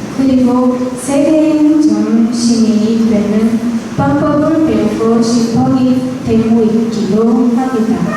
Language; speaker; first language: Korean; non-native, learner; Portuguese